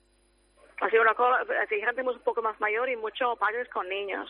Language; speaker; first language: Spanish; non-native, fluent; English